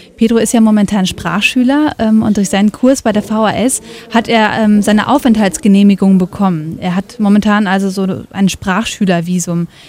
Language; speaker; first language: German; native; German